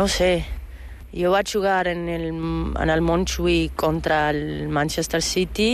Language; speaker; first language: Catalan; non-native, fluent; Portuguese